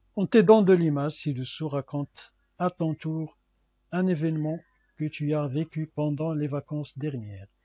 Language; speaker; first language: French; non-native, local second language; Arabic